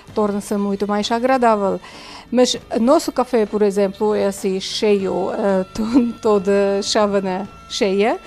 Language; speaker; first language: Portuguese; non-native, fluent; Armenian